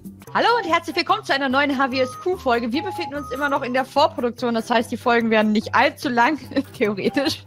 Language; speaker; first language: German; native; German